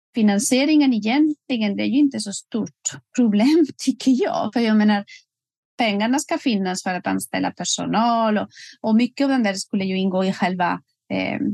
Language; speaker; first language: Swedish; non-native, fluent; Spanish